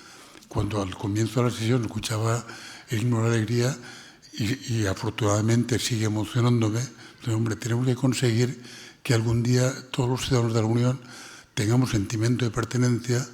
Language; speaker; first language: Spanish; non-native, local second language; Catalan